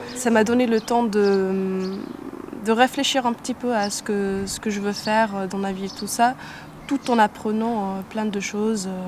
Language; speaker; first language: French; non-native, fluent; English